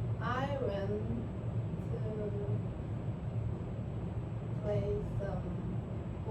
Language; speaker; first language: English; non-native, learner; Korean